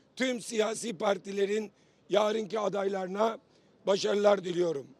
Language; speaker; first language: Turkish; native; Turkish